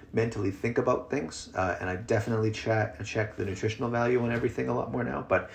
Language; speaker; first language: English; native; English